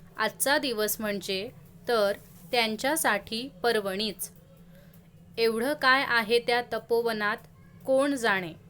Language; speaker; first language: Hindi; non-native, local second language; Marathi